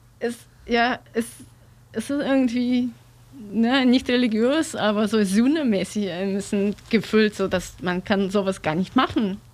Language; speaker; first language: German; non-native, learner; Russian